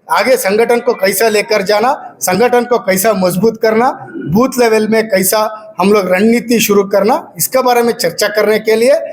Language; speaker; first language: Hindi; non-native, local second language; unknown